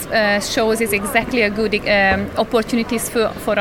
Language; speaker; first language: English; non-native, fluent; Hungarian